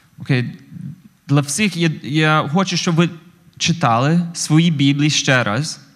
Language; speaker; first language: Ukrainian; non-native, fluent; English